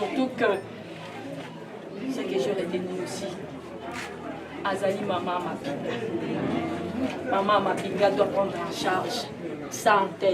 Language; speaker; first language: French; non-native, local second language; Lingala